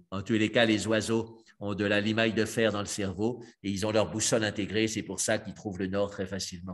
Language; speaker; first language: French; native; French